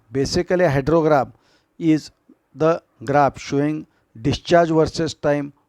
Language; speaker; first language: English; non-native, local second language; Marathi